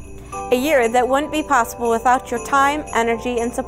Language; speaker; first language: English; native; English